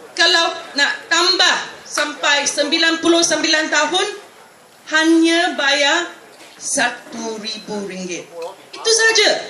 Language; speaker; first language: Malay; non-native, local second language; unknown